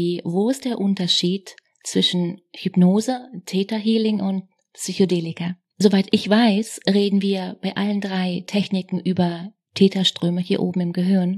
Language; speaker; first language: German; native; German